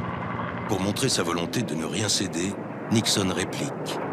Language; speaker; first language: French; native; French